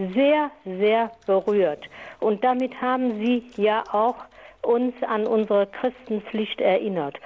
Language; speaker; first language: German; non-native, fluent; Croatian